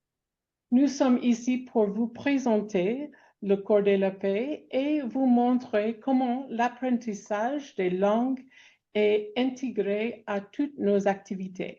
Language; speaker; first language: French; non-native, fluent; English